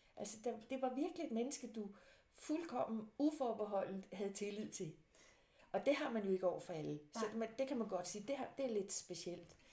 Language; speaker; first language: Danish; native; Danish